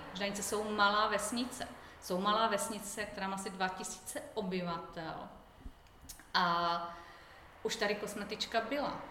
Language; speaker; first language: Czech; native; Czech